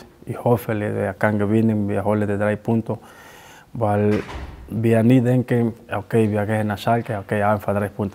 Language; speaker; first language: German; non-native, learner; Spanish